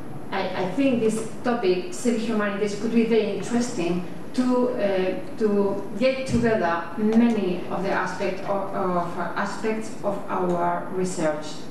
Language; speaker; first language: English; non-native, fluent; Spanish